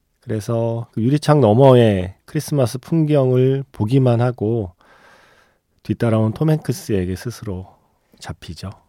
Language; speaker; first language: Korean; native; Korean